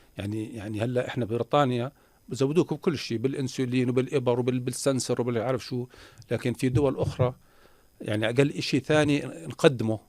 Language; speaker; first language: Arabic; native; Arabic